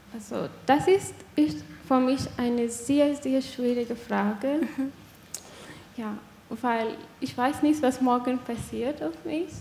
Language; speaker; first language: German; non-native, learner; Persian